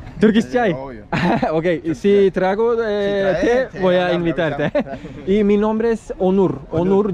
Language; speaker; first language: Spanish; non-native, fluent; Turkish